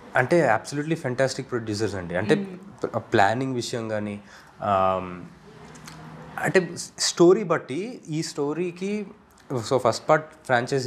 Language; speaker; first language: Telugu; native; Telugu